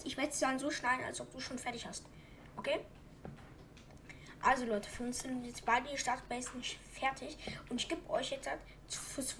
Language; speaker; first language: German; native; German